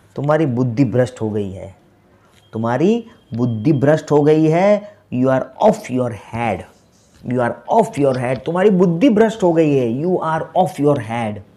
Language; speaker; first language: Hindi; native; Hindi